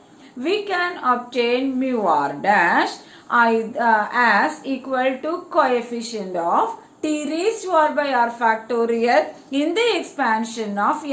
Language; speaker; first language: English; non-native, local second language; Malayalam